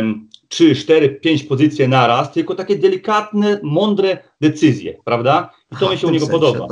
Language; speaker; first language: Polish; early bilingual, heritage; Polish